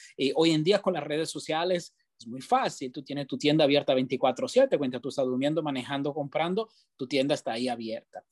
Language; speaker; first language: Spanish; non-native, fluent; Italian